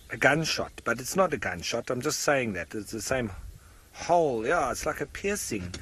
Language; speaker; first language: English; native; English